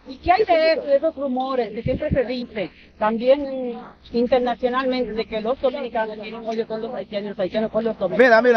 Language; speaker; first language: Spanish; native; Spanish